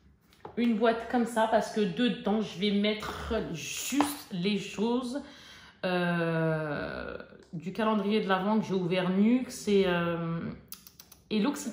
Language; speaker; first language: French; native; French